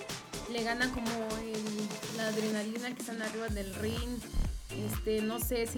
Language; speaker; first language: Spanish; native; Spanish